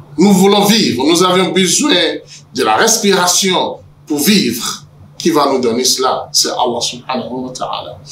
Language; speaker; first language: French; non-native, local second language; Yoruba